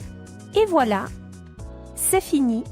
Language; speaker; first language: French; non-native, fluent; Spanish